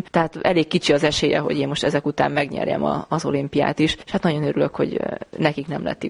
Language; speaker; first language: Hungarian; native; Hungarian